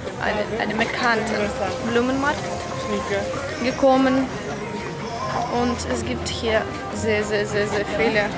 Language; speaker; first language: German; non-native, learner; Russian